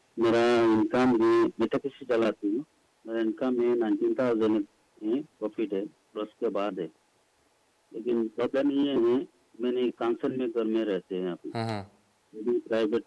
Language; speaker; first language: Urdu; non-native, learner; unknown